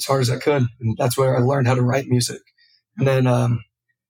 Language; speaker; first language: English; native; English